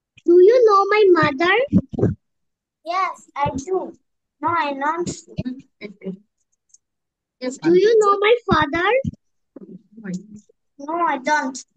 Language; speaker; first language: English; non-native, learner; Bangla